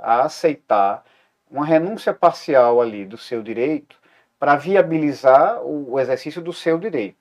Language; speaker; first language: Portuguese; native; Portuguese